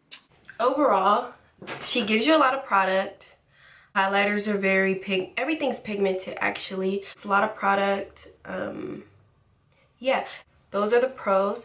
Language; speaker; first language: English; native; English